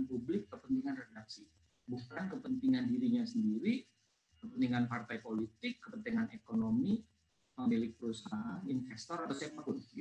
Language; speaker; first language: Indonesian; native; Indonesian